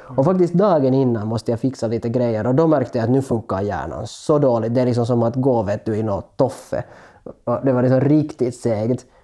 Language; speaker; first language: Swedish; native; Swedish